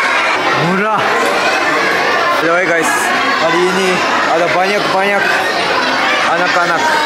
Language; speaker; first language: Indonesian; non-native, learner; Japanese